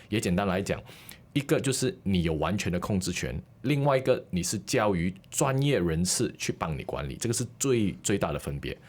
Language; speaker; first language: Chinese; native; Chinese